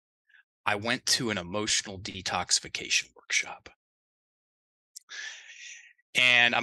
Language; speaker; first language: English; native; English